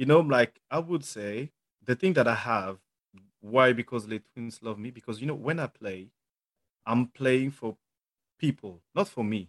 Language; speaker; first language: English; non-native, fluent; French